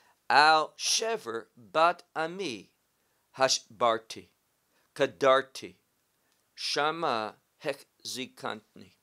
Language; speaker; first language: Hebrew; non-native, fluent; English